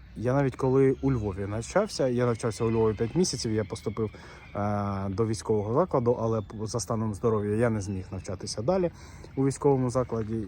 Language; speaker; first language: Ukrainian; non-native, local second language; Russian